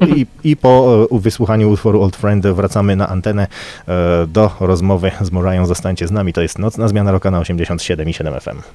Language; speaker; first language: Polish; native; Polish